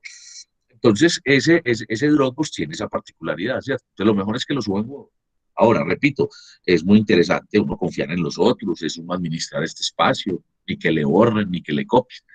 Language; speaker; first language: Spanish; native; Spanish